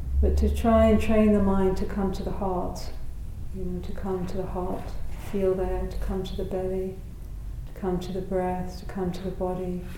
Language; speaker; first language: English; native; English